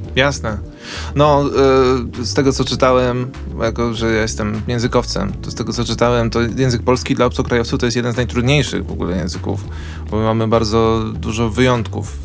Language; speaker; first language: Polish; native; Polish